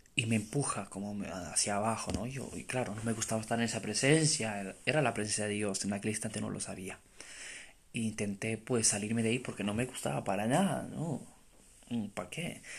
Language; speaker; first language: Spanish; non-native, fluent; Romanian